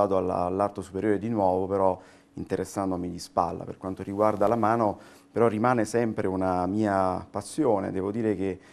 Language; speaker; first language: Italian; native; Italian